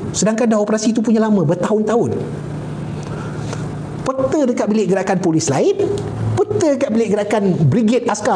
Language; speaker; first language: Malay; native; Malay